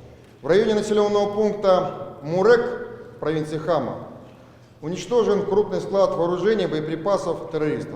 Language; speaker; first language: Russian; native; Russian